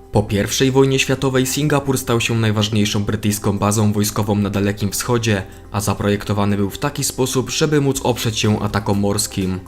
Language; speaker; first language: Polish; native; Polish